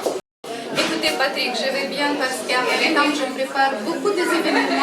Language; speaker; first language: French; non-native, fluent; Russian